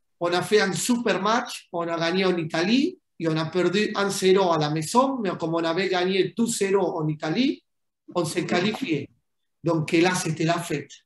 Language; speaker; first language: French; non-native, fluent; Spanish